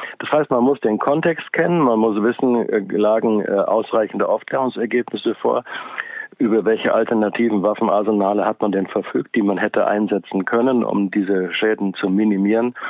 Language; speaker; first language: German; native; German